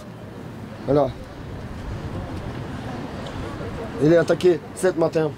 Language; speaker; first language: French; non-native, learner; Ukrainian